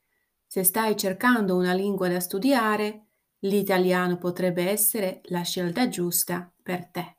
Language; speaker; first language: Italian; non-native, fluent; Slovak